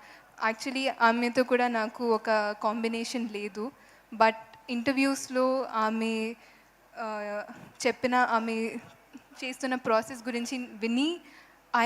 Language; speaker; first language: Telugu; non-native, fluent; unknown